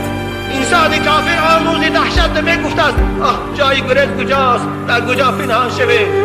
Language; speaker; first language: Persian; native; Persian